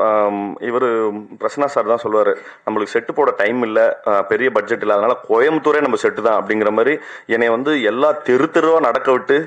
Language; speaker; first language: Tamil; native; Tamil